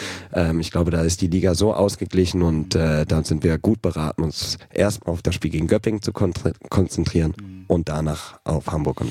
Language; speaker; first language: German; native; German